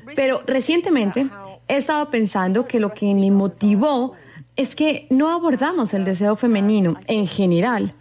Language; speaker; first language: Spanish; non-native, fluent; English